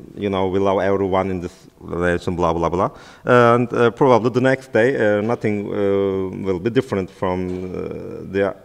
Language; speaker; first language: English; non-native, fluent; Turkish